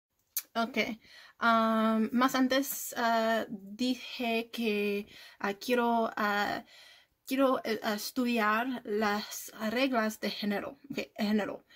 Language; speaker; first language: Spanish; non-native, learner; English